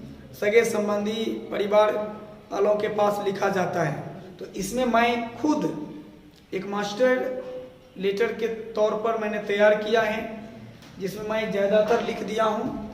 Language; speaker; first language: Hindi; native; Hindi